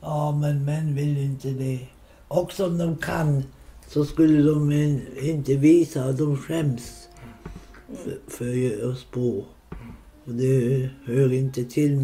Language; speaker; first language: Swedish; non-native, local second language; Romany